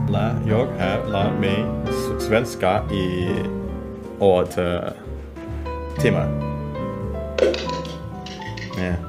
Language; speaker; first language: Swedish; non-native, learner; Indonesian